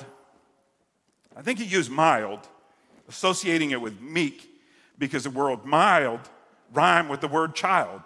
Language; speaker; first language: English; native; English